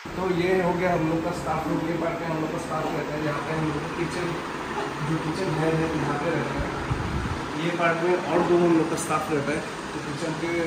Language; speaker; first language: Hindi; non-native, local second language; Assamese